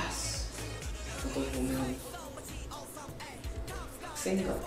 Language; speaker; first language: Korean; native; Korean